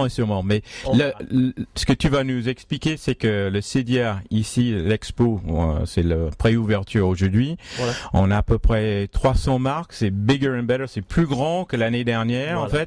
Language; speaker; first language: French; native; French